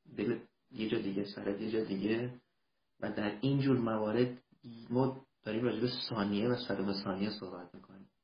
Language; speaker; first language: Persian; early bilingual, heritage; Persian